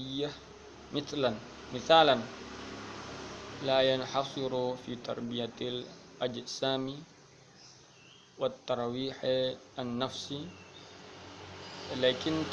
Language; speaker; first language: Arabic; non-native, learner; Indonesian